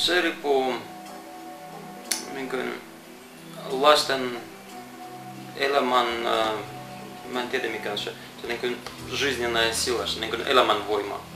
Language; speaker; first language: Finnish; non-native, fluent; Russian